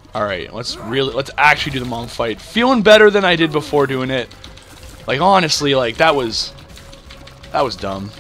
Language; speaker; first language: English; native; English